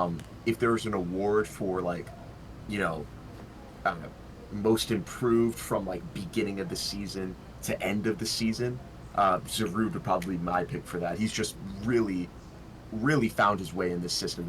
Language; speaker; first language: English; native; English